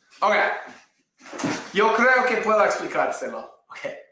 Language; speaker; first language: Spanish; non-native, fluent; English